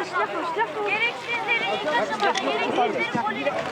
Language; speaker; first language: Turkish; native; Turkish